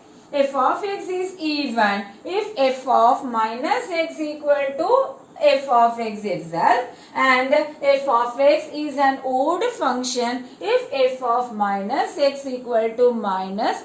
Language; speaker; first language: English; non-native, local second language; Malayalam